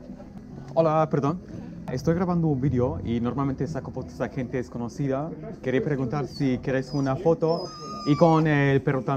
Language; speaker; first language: Spanish; non-native, fluent; English